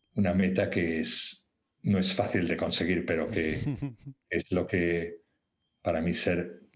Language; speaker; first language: Spanish; native; Spanish